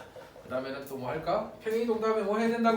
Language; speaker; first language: Korean; native; Korean